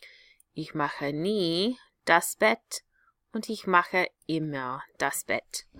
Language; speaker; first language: German; non-native, fluent; English